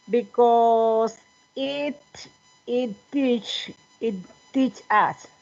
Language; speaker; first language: English; non-native, learner; Spanish